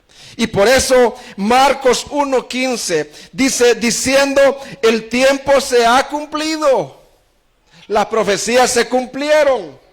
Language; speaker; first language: Spanish; native; Spanish